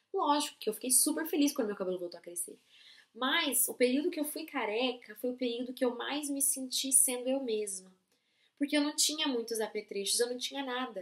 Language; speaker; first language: Portuguese; native; Portuguese